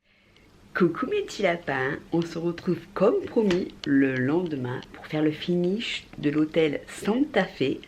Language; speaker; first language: French; native; French